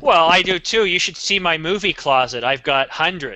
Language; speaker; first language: English; native; English